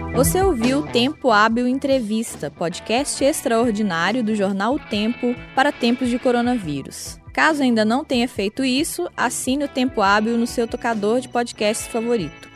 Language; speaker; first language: Portuguese; native; Portuguese